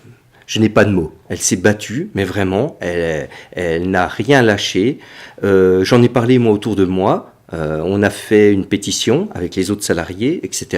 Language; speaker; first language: French; native; French